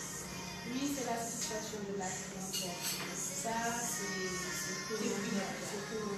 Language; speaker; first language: French; non-native, local second language; Wolof